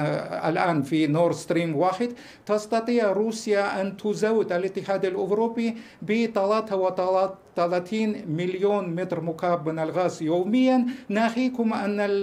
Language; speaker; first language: Arabic; non-native, fluent; Russian